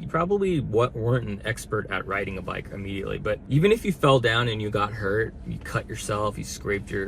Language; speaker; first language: English; native; English